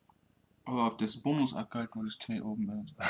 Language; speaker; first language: German; native; German